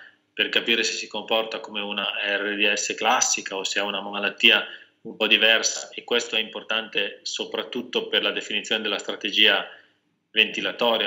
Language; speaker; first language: Italian; native; Italian